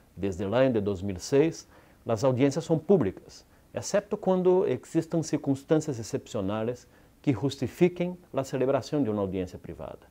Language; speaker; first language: Portuguese; non-native, fluent; Spanish